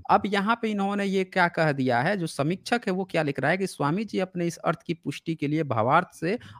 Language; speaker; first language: Hindi; native; Hindi